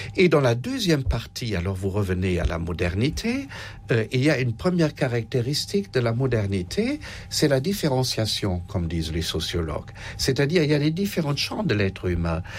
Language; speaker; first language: French; non-native, fluent; German